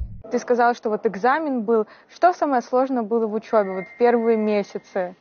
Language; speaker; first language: Russian; native; Russian